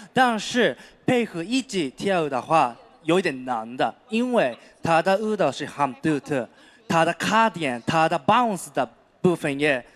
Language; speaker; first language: Chinese; non-native, fluent; Japanese